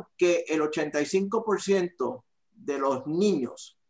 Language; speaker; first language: Spanish; native; Spanish